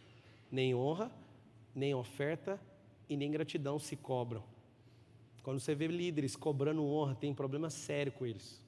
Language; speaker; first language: Portuguese; native; Portuguese